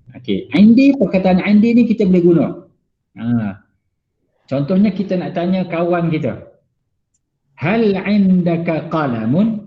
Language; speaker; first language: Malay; native; Malay